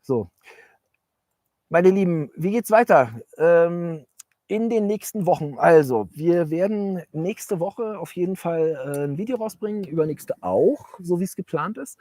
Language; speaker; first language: German; native; German